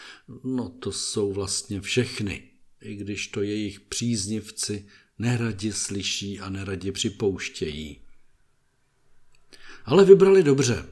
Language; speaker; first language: Czech; native; Czech